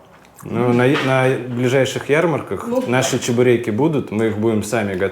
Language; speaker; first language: Russian; native; Russian